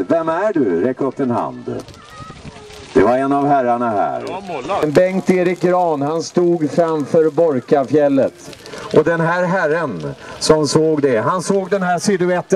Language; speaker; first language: Swedish; native; Swedish